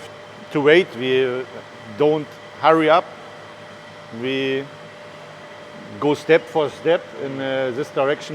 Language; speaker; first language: English; non-native, learner; German